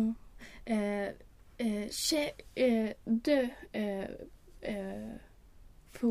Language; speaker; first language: French; non-native, learner; Swedish